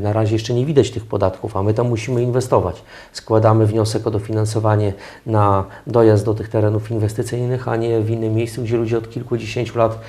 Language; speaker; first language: Polish; native; Polish